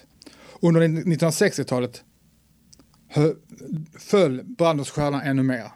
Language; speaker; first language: Swedish; native; Swedish